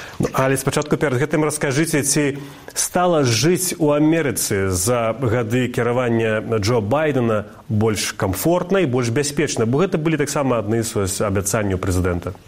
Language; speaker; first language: Belarusian; native; Belarusian